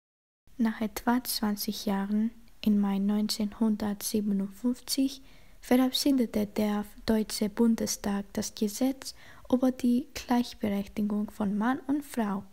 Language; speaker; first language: German; non-native, learner; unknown